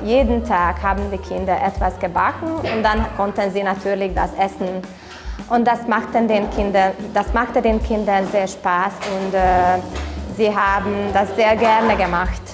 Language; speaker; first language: German; non-native, local second language; Hungarian